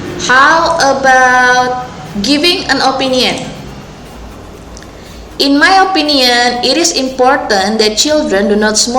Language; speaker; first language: English; non-native, local second language; Indonesian